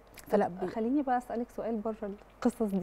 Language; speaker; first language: Arabic; native; Arabic